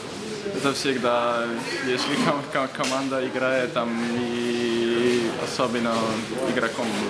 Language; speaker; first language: Russian; non-native, fluent; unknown